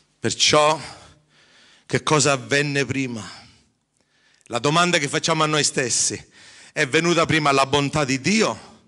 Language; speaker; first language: Italian; early bilingual, heritage; English